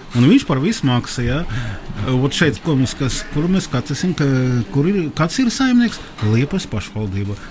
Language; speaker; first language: Latvian; non-native, local second language; Russian